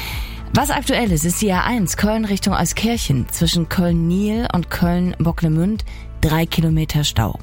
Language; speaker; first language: German; native; German